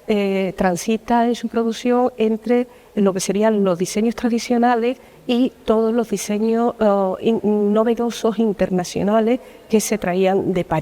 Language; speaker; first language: Spanish; native; Spanish